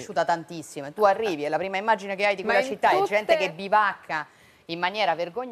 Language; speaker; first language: Italian; native; Italian